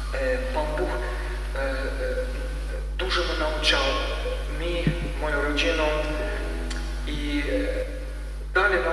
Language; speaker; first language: Polish; non-native, learner; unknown